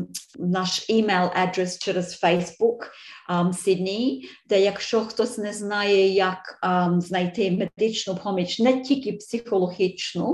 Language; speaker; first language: Ukrainian; early bilingual, heritage; Ukrainian